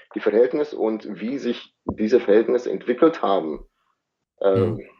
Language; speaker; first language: German; non-native, fluent; Afrikaans